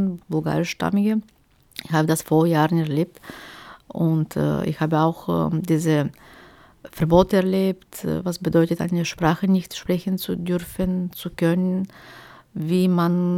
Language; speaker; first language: German; non-native, fluent; Turkish